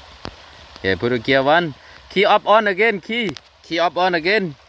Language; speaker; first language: English; non-native, learner; Lao